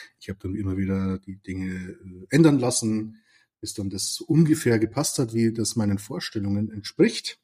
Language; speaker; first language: German; native; German